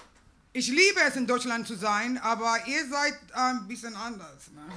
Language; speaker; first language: German; non-native, fluent; English